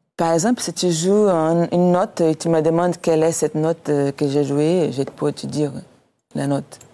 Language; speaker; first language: French; non-native, fluent; Portuguese